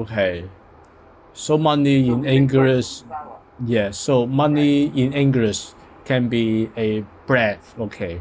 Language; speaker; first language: English; non-native, learner; Cantonese